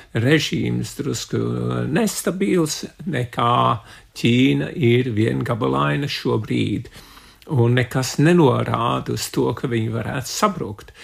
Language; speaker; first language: Latvian; early bilingual, heritage; Latvian